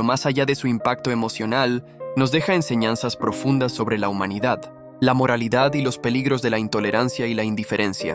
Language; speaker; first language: Spanish; native; Spanish